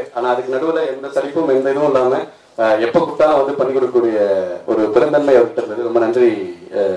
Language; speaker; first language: Tamil; native; Tamil